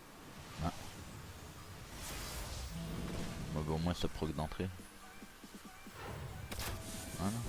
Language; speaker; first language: French; native; French